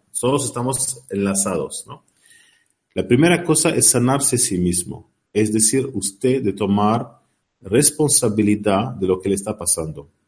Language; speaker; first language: Spanish; non-native, learner; Arabic